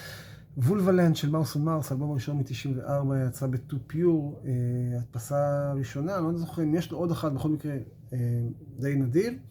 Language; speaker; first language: Hebrew; native; Hebrew